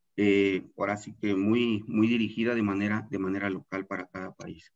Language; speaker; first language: Spanish; native; Spanish